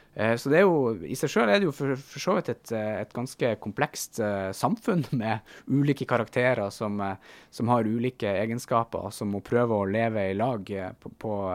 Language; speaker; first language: Norwegian; native; Norwegian